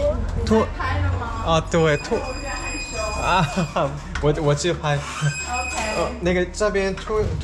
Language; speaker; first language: Chinese; non-native, fluent; Korean